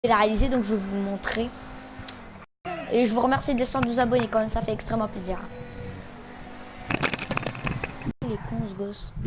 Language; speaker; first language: French; native; French